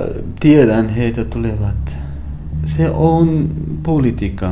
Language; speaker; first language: Finnish; non-native, learner; Arabic